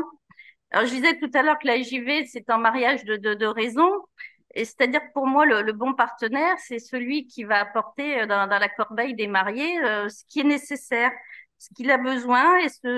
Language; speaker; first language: French; native; French